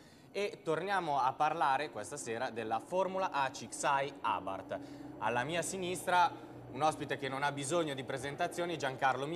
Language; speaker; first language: Italian; native; Italian